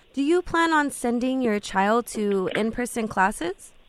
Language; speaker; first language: English; native; English